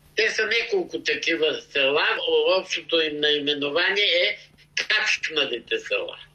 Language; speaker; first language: Bulgarian; native; Bulgarian